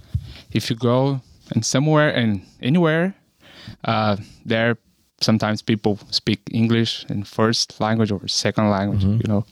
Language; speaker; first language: English; non-native, learner; Portuguese